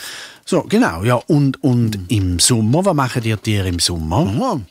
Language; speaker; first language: German; native; German